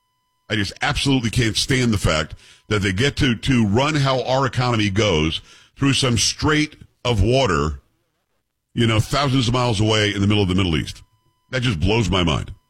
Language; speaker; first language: English; native; English